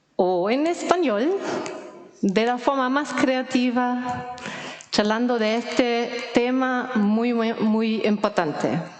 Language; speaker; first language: Spanish; non-native, fluent; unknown